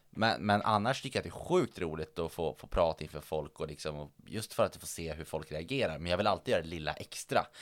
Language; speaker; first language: Swedish; native; Swedish